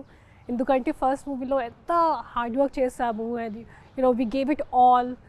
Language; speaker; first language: Telugu; non-native, local second language; Hindi